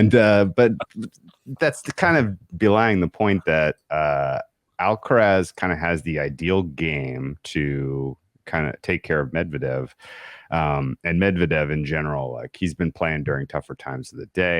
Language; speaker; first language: English; native; English